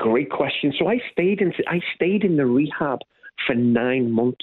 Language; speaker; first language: English; native; English